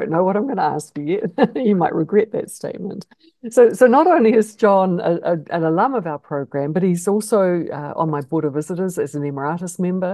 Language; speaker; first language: English; native; English